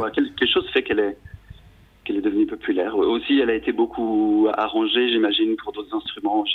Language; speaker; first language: French; native; French